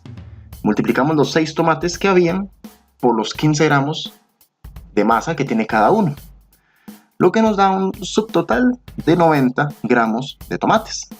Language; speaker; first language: Spanish; native; Spanish